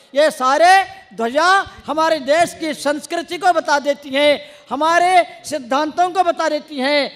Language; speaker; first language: Hindi; non-native, local second language; Kannada